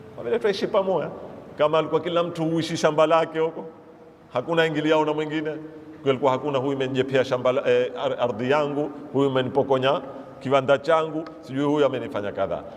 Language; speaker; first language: Swahili; native; Swahili